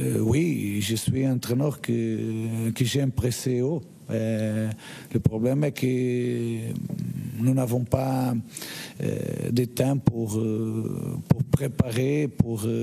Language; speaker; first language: French; non-native, learner; Portuguese